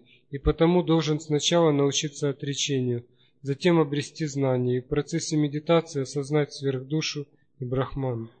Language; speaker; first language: Russian; native; Russian